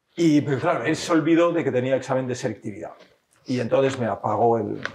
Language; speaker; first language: Spanish; early bilingual, heritage; French